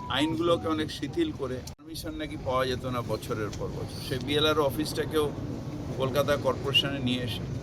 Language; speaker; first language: Bangla; non-native, local second language; Urdu